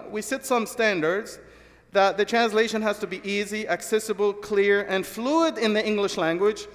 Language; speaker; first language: English; non-native, fluent; Arabic